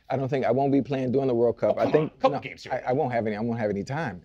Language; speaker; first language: English; native; English